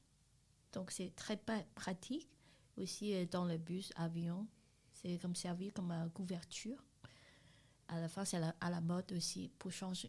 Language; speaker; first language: French; non-native, learner; Chinese